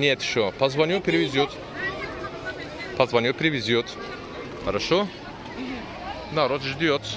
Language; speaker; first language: Russian; non-native, learner; Turkish